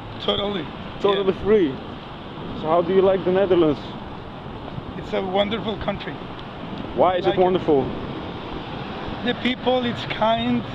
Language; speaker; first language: English; non-native, learner; Dutch